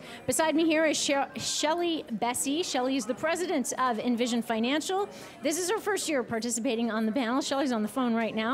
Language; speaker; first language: English; native; English